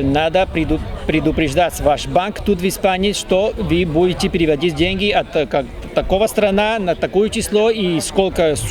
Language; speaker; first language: Russian; non-native, fluent; Spanish